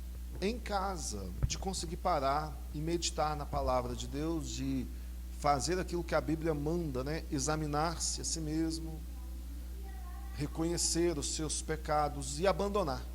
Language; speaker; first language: Portuguese; native; Portuguese